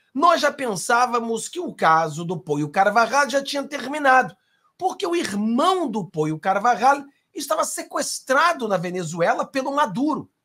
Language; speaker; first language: Portuguese; non-native, fluent; Spanish